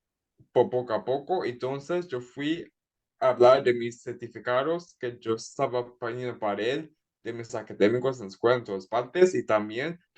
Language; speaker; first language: Spanish; early bilingual, heritage; Spanish